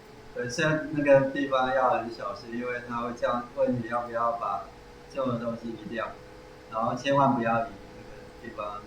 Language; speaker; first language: Chinese; native; Chinese